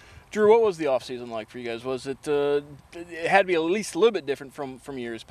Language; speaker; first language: English; native; English